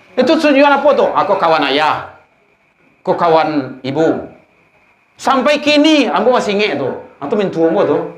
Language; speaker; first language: Malay; non-native, local second language; Minangkabau